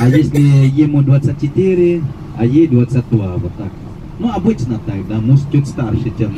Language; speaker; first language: Russian; non-native, fluent; Balinese